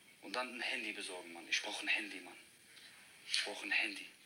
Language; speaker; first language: German; native; German